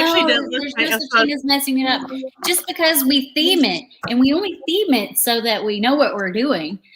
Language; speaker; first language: English; native; English